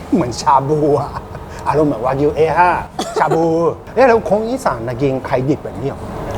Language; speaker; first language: Thai; non-native, fluent; Japanese